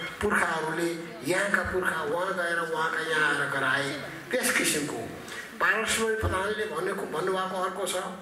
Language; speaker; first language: Nepali; native; Nepali